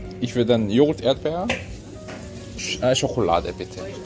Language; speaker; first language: German; native; German